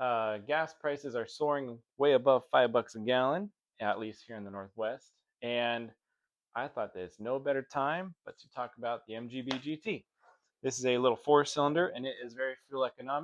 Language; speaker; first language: English; native; English